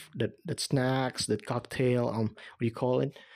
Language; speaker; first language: English; non-native, local second language; Cebuano